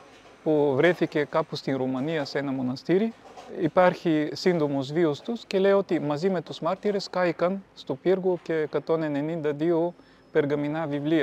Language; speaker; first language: Greek; non-native, fluent; Bulgarian